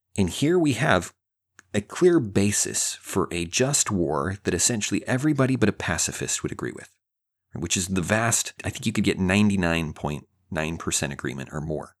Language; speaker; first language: English; native; English